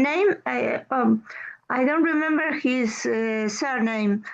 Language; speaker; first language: English; non-native, learner; Spanish